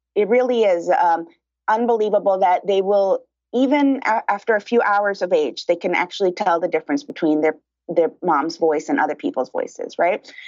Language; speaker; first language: English; early bilingual, other home language; Spanish